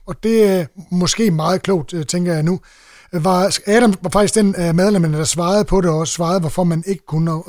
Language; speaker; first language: Danish; native; Danish